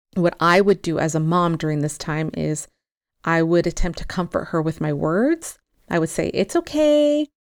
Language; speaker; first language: English; early bilingual, other home language; Spanish